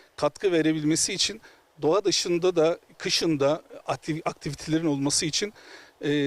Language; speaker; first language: Turkish; native; Turkish